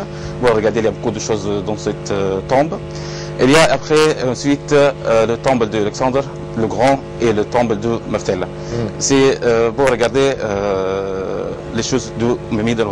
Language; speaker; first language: French; non-native, learner; Arabic